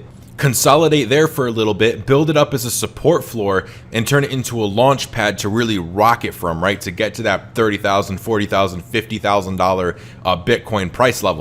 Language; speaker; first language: English; native; English